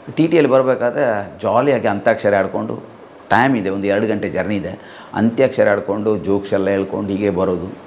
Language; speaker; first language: Kannada; non-native, local second language; Malayalam